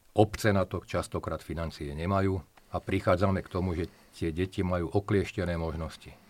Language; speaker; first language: Slovak; native; Slovak